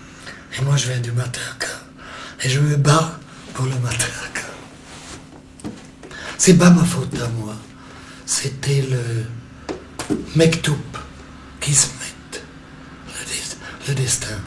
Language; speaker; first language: French; non-native, local second language; German